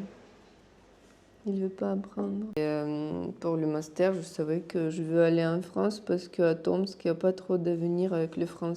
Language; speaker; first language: French; non-native, fluent; Russian